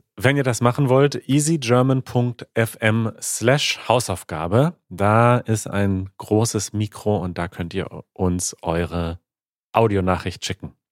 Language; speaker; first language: German; native; German